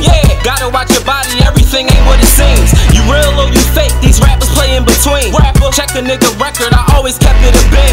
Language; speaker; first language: English; native; English